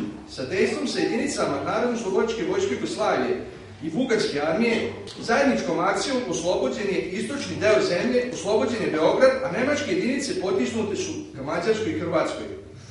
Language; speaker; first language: Serbian; native; Serbian